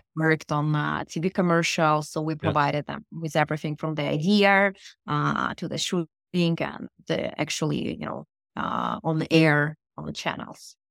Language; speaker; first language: English; non-native, fluent; Russian